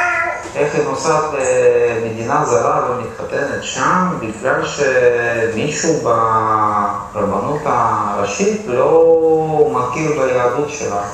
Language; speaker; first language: Hebrew; non-native, fluent; Russian